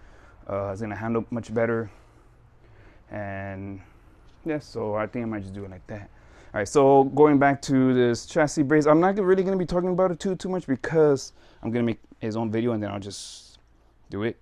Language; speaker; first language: English; native; English